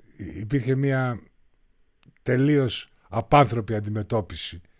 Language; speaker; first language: Greek; native; Greek